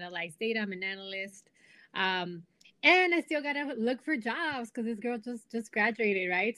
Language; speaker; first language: English; native; English